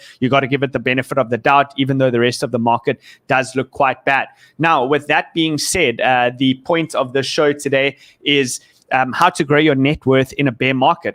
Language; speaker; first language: English; native; English